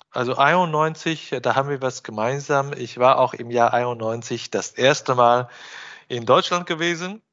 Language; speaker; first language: German; non-native, fluent; Chinese